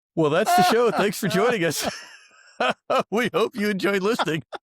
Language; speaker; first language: English; native; English